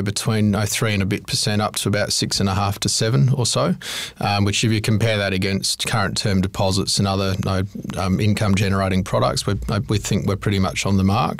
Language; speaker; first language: English; native; English